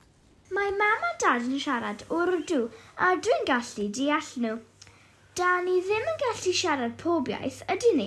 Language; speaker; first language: Welsh; early bilingual, other home language; Urdu